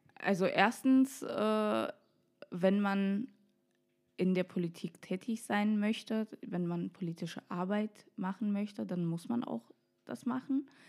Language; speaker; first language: German; non-native, fluent; Russian